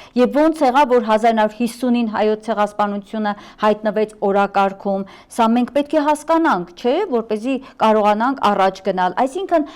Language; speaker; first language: Armenian; native; Armenian